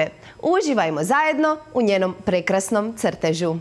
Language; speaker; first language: Croatian; native; Croatian